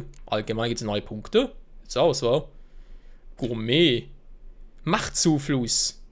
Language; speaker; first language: German; native; German